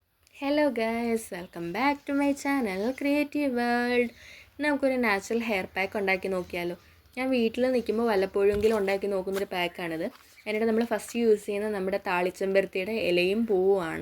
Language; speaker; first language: Malayalam; native; Malayalam